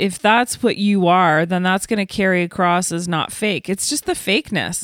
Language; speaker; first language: English; native; English